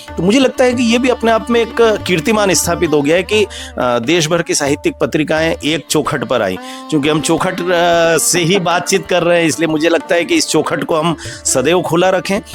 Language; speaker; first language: Hindi; native; Hindi